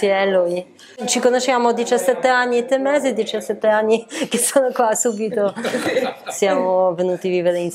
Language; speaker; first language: Italian; non-native, fluent; Polish